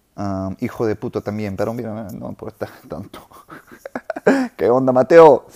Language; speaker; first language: Spanish; non-native, fluent; English